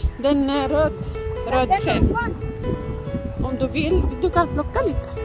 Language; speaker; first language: Swedish; non-native, learner; Indonesian